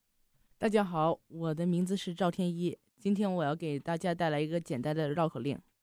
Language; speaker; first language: Chinese; early bilingual, heritage; Chinese